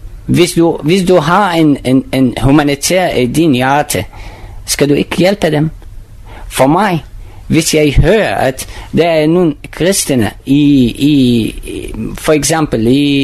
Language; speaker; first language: Danish; non-native, learner; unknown